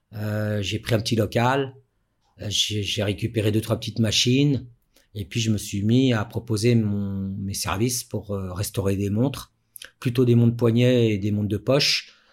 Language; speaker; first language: French; native; French